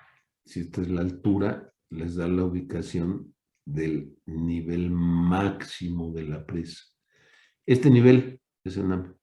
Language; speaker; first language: Spanish; native; Spanish